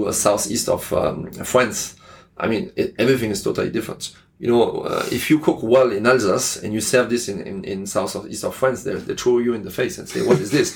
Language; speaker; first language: English; non-native, fluent; French